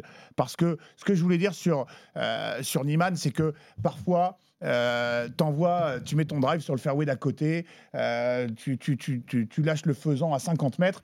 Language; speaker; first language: French; native; French